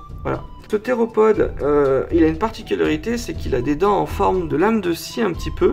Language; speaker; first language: French; native; French